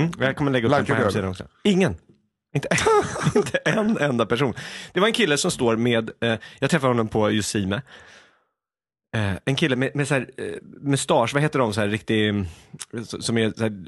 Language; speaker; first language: Swedish; native; Swedish